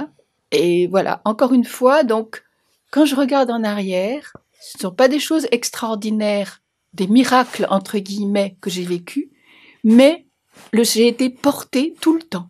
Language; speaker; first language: French; native; French